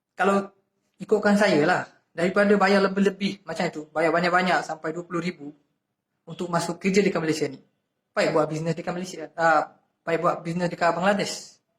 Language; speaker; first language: Malay; non-native, fluent; Bangla